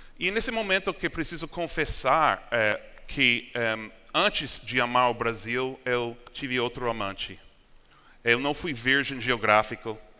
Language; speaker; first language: Portuguese; non-native, fluent; English